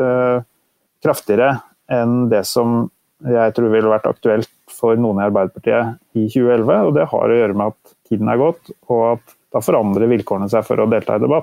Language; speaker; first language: Norwegian; native; Norwegian